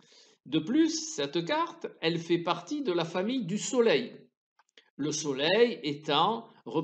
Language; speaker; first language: French; native; French